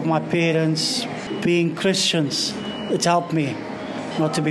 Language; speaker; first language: English; non-native, local second language; Afrikaans